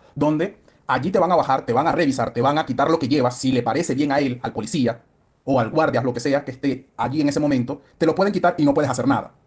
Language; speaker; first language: Spanish; native; Spanish